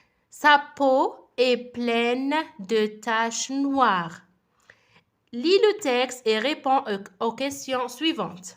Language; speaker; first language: French; non-native, fluent; Arabic